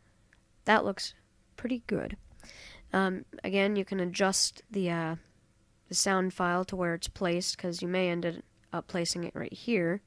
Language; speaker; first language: English; native; English